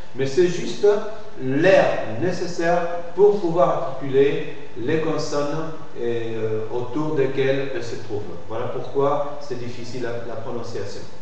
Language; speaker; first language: French; non-native, fluent; Spanish